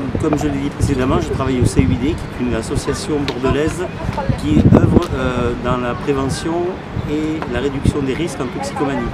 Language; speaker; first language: French; native; French